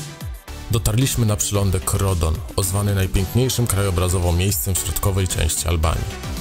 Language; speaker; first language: Polish; native; Polish